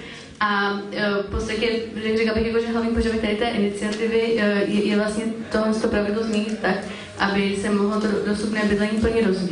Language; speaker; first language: Czech; native; Czech